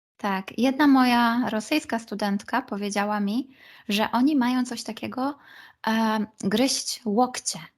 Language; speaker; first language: Polish; native; Polish